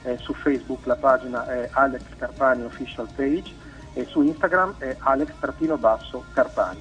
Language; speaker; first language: Italian; native; Italian